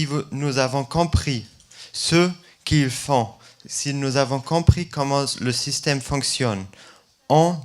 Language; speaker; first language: French; non-native, fluent; German